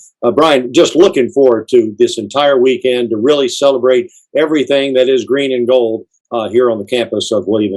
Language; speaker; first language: English; native; English